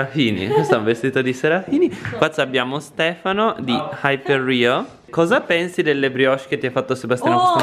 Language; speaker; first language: Italian; native; Italian